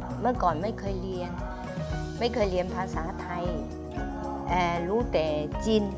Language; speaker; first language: Thai; non-native, local second language; Chinese